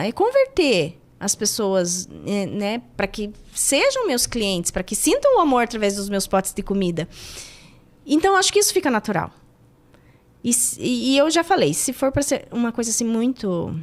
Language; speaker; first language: Portuguese; native; Portuguese